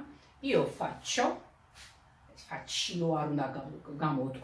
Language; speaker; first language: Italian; non-native, fluent; Georgian